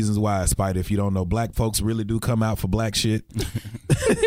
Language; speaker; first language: English; native; English